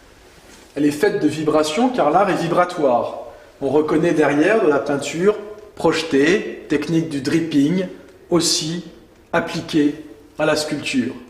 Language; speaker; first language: French; native; French